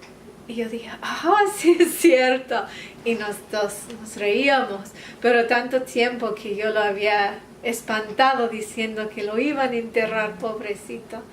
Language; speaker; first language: Spanish; non-native, fluent; English